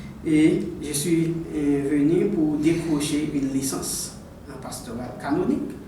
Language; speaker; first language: French; non-native, local second language; Haitian Creole